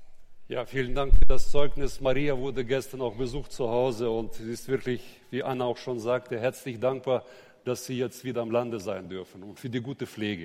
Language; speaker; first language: German; native; German